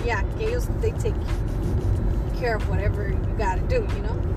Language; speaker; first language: English; early bilingual, other home language; Spanish